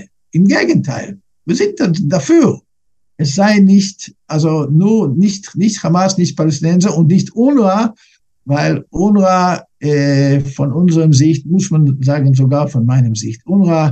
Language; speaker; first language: German; non-native, fluent; English